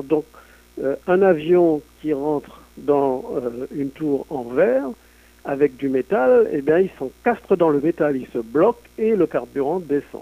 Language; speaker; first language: French; native; French